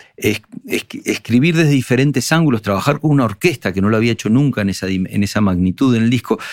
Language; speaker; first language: Spanish; native; Spanish